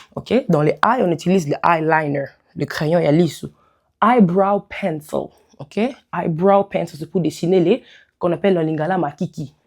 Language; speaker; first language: French; non-native, local second language; Lingala